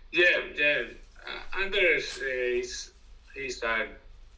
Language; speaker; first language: English; non-native, learner; Spanish